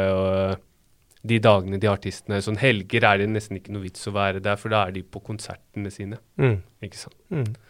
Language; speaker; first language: Norwegian; early bilingual, other home language; Baluchi